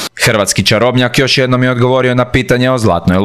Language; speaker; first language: Croatian; native; Croatian